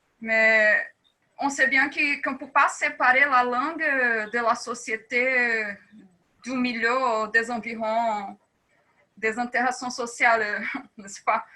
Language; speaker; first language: French; non-native, fluent; Portuguese